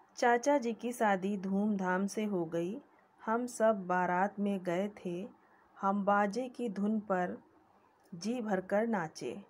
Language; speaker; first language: Hindi; native; Hindi